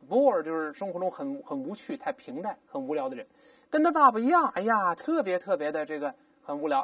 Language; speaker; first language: Chinese; native; Chinese